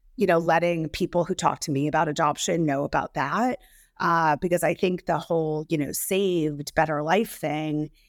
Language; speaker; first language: English; native; English